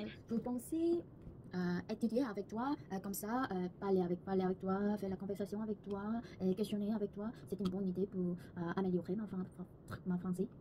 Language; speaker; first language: French; non-native, learner; Korean